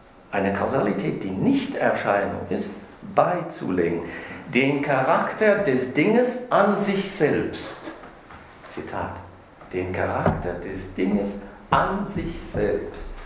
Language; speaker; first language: German; non-native, fluent; English